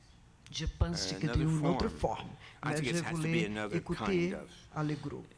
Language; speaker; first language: French; non-native, learner; Portuguese